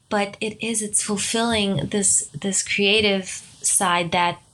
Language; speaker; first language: English; non-native, fluent; Romanian